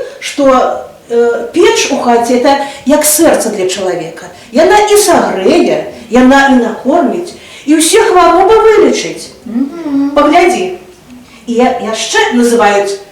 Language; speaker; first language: Belarusian; native; Belarusian